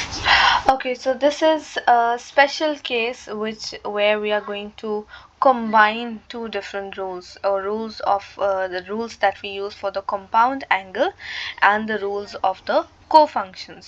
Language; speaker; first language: English; non-native, local second language; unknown